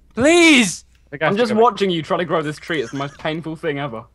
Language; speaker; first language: English; native; English